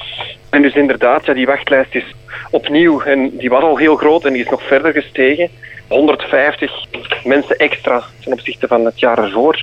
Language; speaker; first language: Dutch; native; Dutch